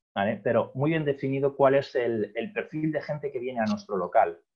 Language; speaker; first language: Spanish; native; Spanish